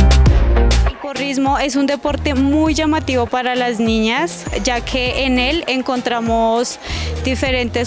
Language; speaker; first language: Spanish; native; Spanish